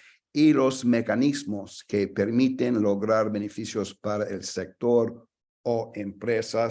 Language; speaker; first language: Spanish; non-native, fluent; English